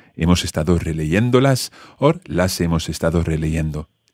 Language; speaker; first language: Spanish; non-native, fluent; English